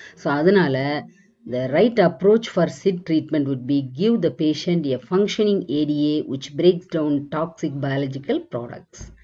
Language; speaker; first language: English; non-native, local second language; Tamil